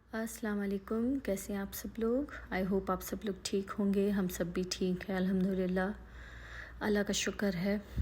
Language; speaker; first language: Urdu; native; Urdu